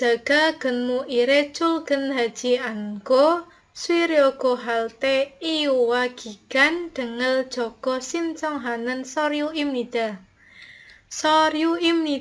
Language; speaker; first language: Korean; non-native, learner; Indonesian